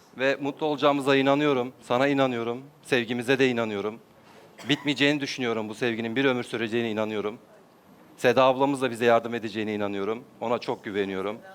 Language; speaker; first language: Turkish; native; Turkish